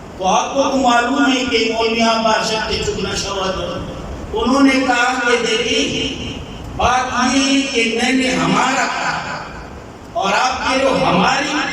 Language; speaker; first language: Urdu; non-native, local second language; Pashto